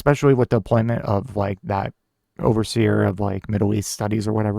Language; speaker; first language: English; native; English